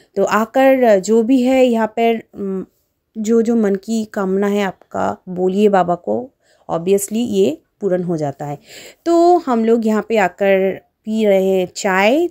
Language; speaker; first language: Hindi; non-native, local second language; Bangla